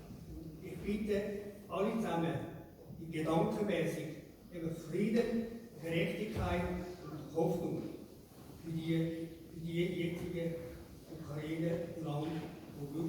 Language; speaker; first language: German; non-native, learner; Tibetan